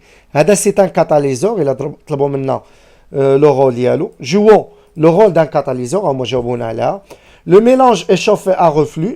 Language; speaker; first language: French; non-native, local second language; Arabic